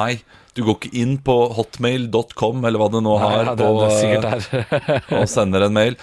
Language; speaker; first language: Norwegian; native; Norwegian